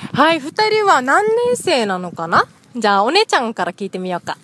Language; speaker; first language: Japanese; native; Japanese